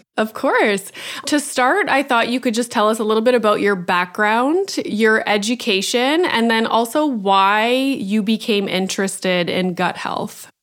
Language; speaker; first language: English; native; English